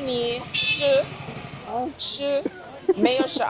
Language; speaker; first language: Chinese; non-native, learner; Jamaican Creole English